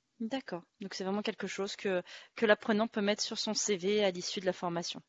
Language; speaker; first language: French; native; French